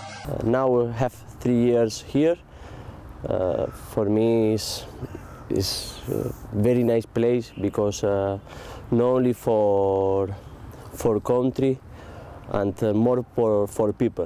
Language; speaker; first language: English; non-native, learner; Spanish